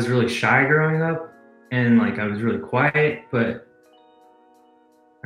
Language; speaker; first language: English; native; English